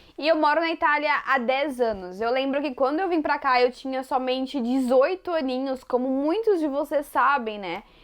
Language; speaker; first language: Portuguese; native; Portuguese